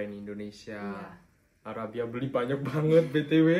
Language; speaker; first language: Indonesian; native; Indonesian